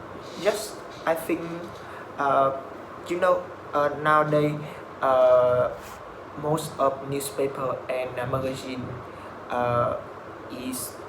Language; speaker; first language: English; non-native, learner; Vietnamese